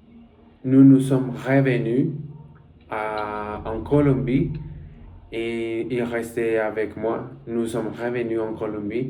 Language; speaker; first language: French; non-native, learner; Spanish